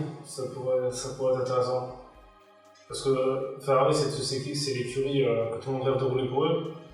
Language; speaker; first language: French; native; French